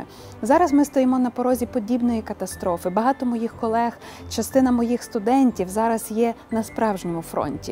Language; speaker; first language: Ukrainian; native; Ukrainian